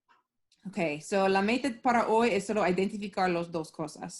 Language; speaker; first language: Spanish; non-native, learner; English